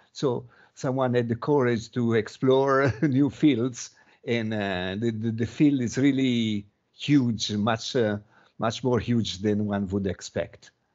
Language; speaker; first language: English; non-native, fluent; Italian